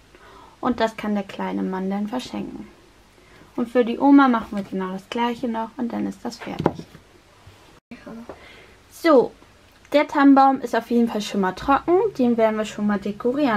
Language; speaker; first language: German; native; German